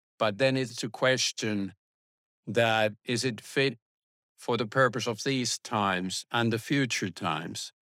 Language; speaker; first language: English; non-native, fluent; Finnish